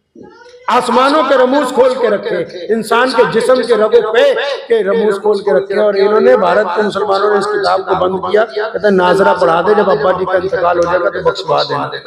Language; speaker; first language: Urdu; native; Urdu